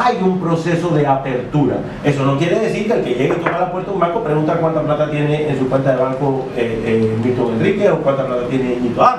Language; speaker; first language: Spanish; native; Spanish